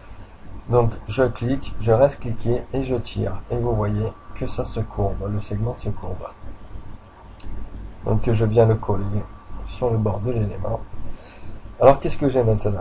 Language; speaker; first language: French; native; French